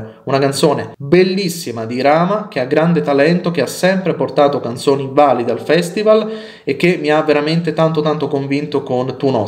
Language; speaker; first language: Italian; native; Italian